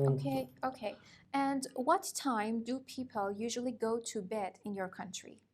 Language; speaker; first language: English; non-native, fluent; Persian